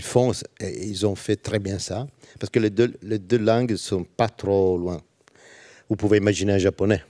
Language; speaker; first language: French; non-native, learner; Italian